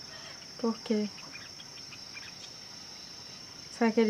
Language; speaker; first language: Portuguese; non-native, fluent; French